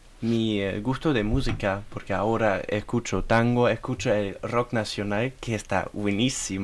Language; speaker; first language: Spanish; non-native, learner; German